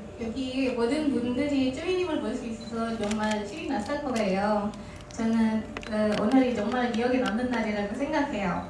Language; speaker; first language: Korean; non-native, fluent; Indonesian